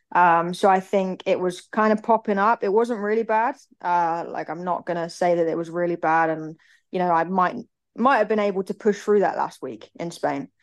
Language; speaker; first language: English; native; English